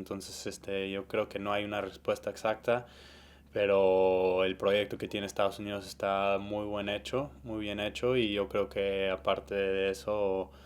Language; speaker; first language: Spanish; early bilingual, heritage; Spanish